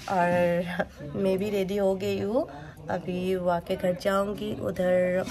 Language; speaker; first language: Hindi; non-native, local second language; Assamese